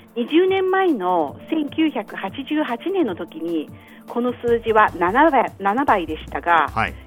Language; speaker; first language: Japanese; non-native, fluent; Chinese